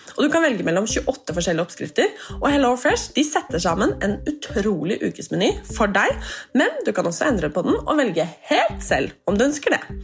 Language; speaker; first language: Norwegian; native; Norwegian